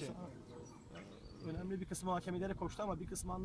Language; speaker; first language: Turkish; native; Turkish